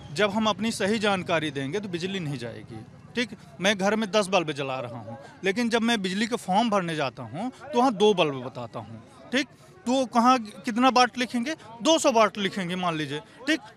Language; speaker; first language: Hindi; native; Hindi